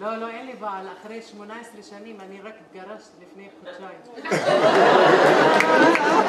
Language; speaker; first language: Hebrew; non-native, local second language; Arabic